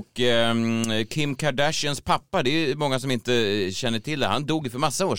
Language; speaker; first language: Swedish; native; Swedish